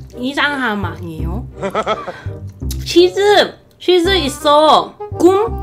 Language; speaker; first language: Korean; non-native, learner; Cantonese